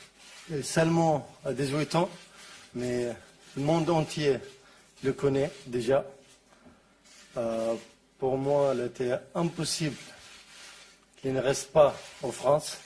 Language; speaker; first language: French; non-native, learner; Arabic